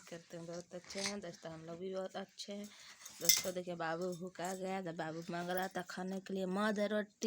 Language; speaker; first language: Hindi; non-native, local second language; Bhojpuri